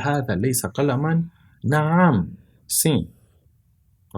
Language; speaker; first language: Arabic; non-native, fluent; Portuguese